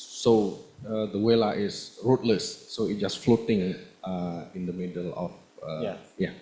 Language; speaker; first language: English; non-native, learner; Indonesian